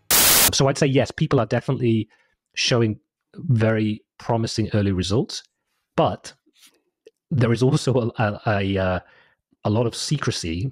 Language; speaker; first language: English; native; English